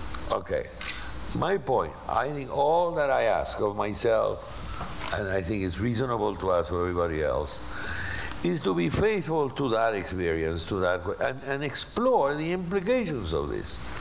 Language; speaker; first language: English; non-native, local second language; Spanish